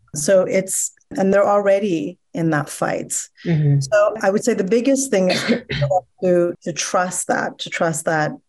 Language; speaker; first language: English; early bilingual, other home language; Persian